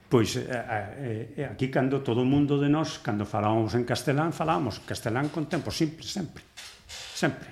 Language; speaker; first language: Galician; non-native, local second language; Spanish